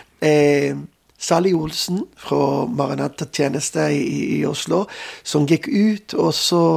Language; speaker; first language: Norwegian; non-native, fluent; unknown